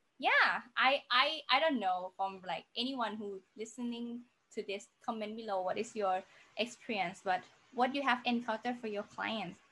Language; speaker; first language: English; non-native, learner; Thai